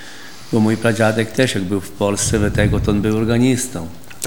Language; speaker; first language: Polish; early bilingual, heritage; Polish